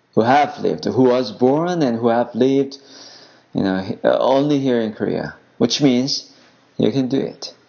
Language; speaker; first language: English; non-native, fluent; Korean